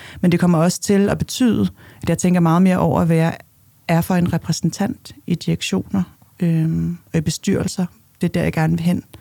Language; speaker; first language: Danish; early bilingual, other home language; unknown